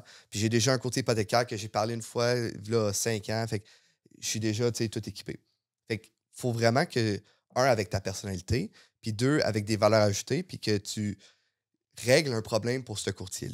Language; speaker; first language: French; native; French